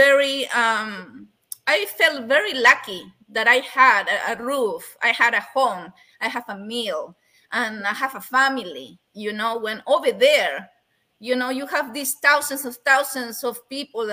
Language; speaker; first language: English; non-native, fluent; Spanish